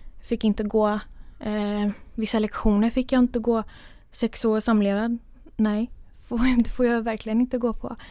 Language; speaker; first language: Swedish; early bilingual, other home language; Kurdish